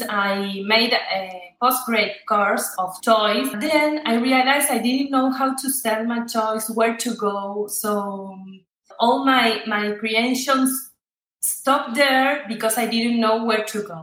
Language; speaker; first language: English; non-native, fluent; Spanish